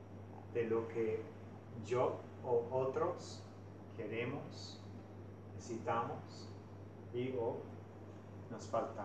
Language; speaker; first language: Spanish; non-native, fluent; English